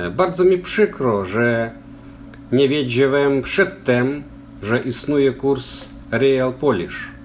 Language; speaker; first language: Polish; non-native, learner; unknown